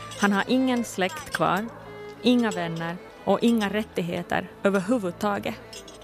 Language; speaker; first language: Swedish; native; Swedish